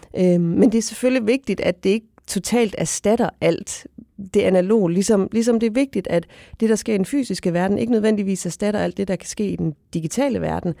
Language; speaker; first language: Danish; native; Danish